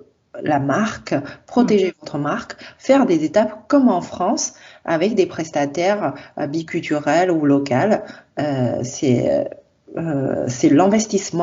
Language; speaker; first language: French; non-native, fluent; Chinese